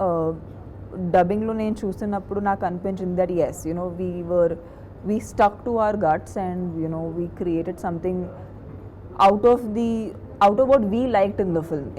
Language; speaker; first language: Telugu; non-native, fluent; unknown